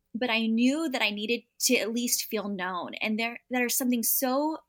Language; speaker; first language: English; native; English